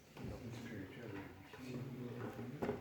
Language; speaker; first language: French; native; French